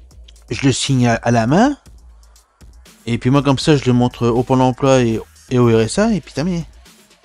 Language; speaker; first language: French; native; French